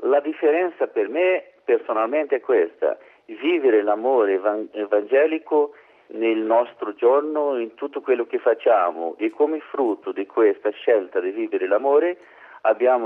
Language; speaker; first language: Italian; non-native, learner; Portuguese